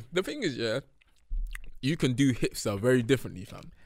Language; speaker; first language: English; native; English